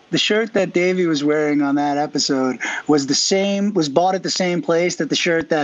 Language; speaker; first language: English; native; English